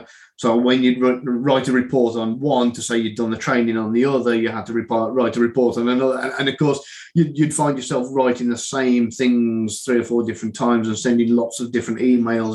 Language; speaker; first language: English; native; English